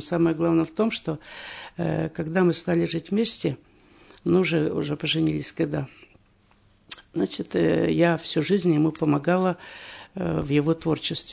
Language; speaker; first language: Russian; native; Russian